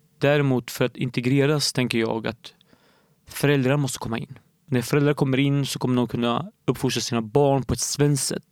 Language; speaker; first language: Swedish; early bilingual, other home language; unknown